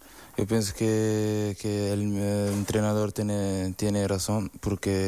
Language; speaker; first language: Spanish; non-native, learner; Portuguese